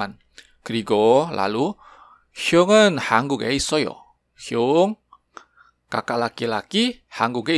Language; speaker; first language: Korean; non-native, fluent; Indonesian